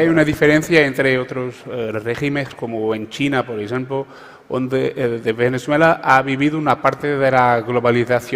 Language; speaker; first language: Spanish; non-native, fluent; Portuguese